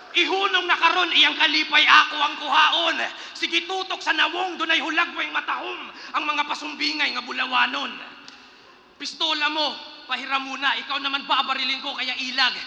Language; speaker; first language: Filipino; non-native, local second language; Cebuano